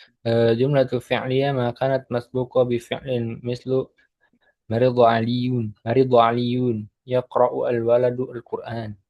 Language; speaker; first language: Arabic; non-native, learner; Indonesian